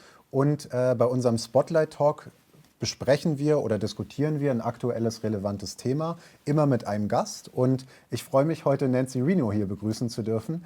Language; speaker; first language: German; native; German